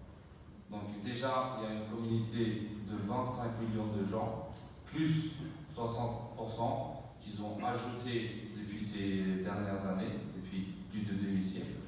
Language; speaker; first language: French; non-native, fluent; Uyghur